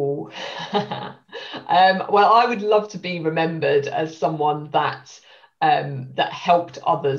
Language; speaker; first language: English; native; English